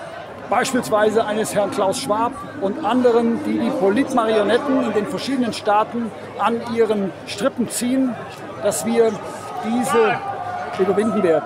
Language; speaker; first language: German; native; German